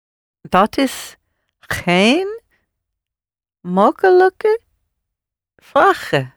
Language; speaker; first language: Dutch; non-native, learner; English